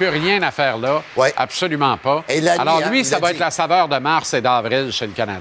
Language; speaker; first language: French; native; French